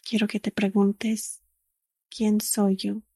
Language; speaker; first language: Spanish; early bilingual, other home language; English